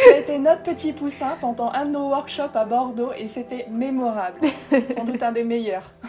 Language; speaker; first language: French; native; French